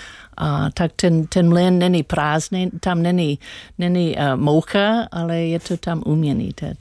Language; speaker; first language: Czech; non-native, learner; English